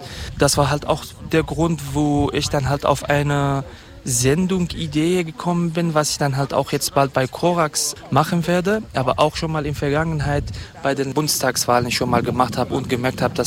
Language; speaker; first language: German; non-native, fluent; Kurdish